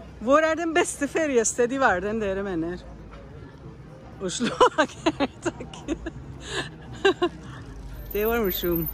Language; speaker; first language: Norwegian; non-native, learner; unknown